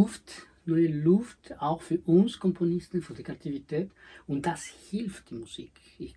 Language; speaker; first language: German; non-native, learner; Spanish